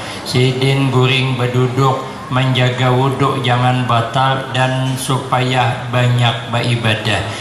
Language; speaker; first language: Indonesian; non-native, local second language; Banjar